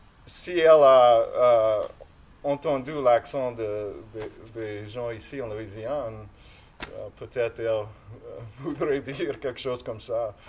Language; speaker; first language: French; non-native, local second language; English